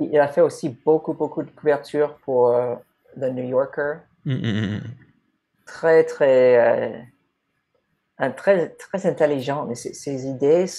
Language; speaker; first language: French; non-native, fluent; English